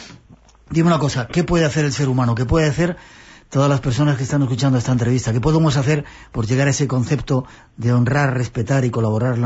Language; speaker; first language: Spanish; native; Spanish